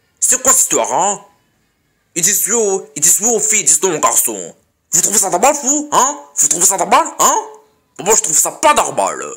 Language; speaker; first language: French; native; French